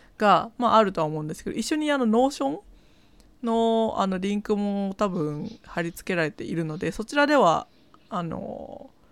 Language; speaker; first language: Japanese; non-native, fluent; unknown